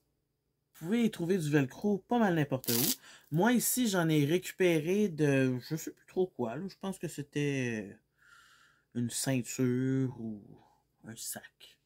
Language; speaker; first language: French; native; French